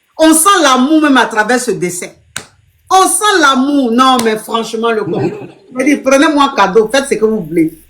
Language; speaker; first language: French; non-native, local second language; Lingala